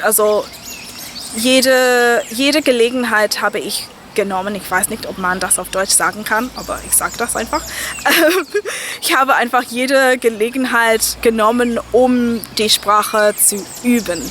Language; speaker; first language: German; non-native, fluent; English